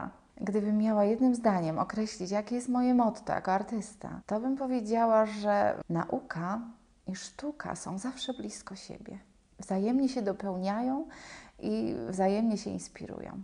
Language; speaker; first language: Polish; native; Polish